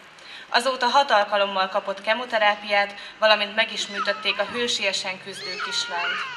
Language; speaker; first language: Hungarian; native; Hungarian